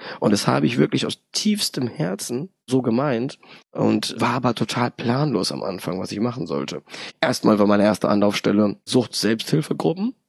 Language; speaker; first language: German; early bilingual, other home language; Polish